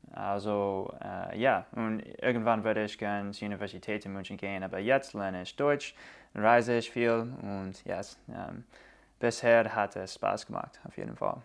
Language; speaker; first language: German; non-native, learner; English